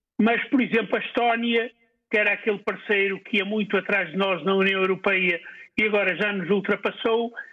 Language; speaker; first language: Portuguese; native; Portuguese